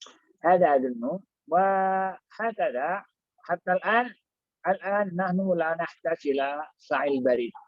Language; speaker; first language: Arabic; non-native, fluent; Indonesian